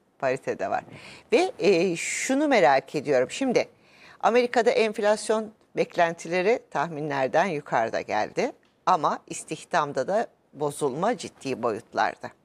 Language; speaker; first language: Turkish; native; Turkish